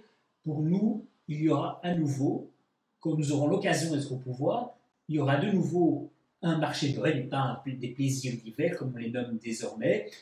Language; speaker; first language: French; native; French